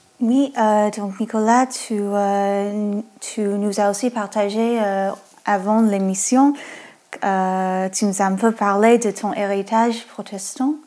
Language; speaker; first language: French; non-native, fluent; English